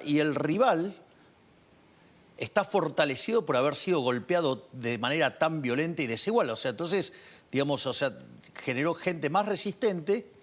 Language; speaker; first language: Spanish; native; Spanish